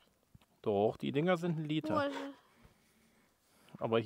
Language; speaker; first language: German; native; German